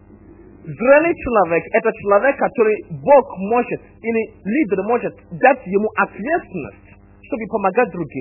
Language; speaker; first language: Russian; non-native, fluent; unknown